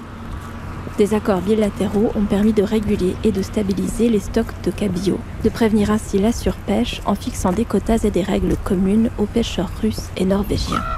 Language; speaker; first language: French; native; French